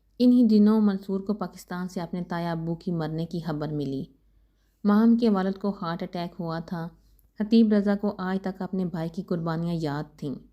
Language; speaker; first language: Urdu; native; Urdu